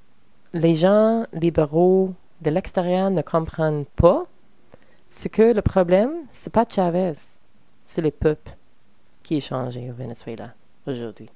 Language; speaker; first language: French; non-native, learner; English